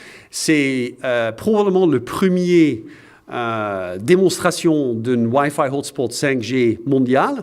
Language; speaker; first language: French; non-native, fluent; Dutch